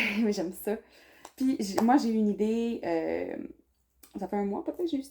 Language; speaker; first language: French; native; French